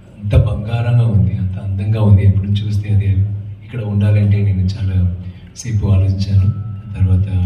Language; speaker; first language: Telugu; non-native, learner; Tamil